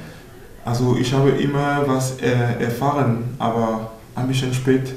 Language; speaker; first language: German; non-native, fluent; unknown